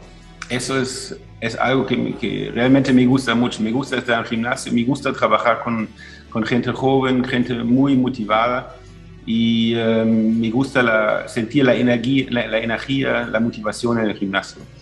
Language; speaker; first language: Spanish; non-native, fluent; German